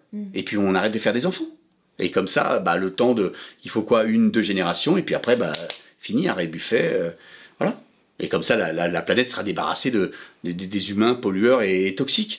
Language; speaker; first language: French; native; French